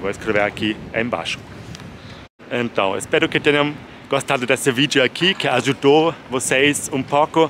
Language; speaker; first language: Portuguese; non-native, fluent; German